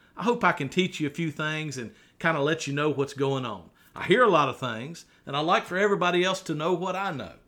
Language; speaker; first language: English; native; English